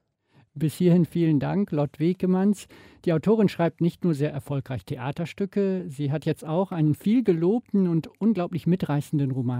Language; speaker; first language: German; native; German